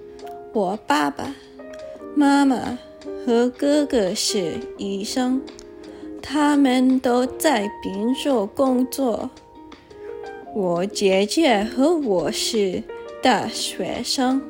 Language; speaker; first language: Chinese; early bilingual, heritage; Chinese